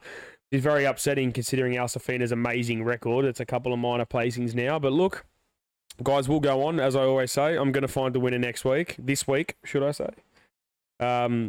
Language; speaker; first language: English; native; English